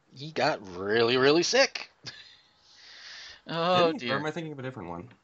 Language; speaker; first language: English; native; English